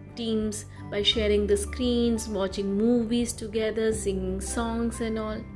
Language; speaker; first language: English; non-native, local second language; Hindi